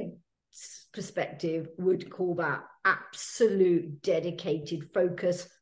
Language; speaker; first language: English; native; English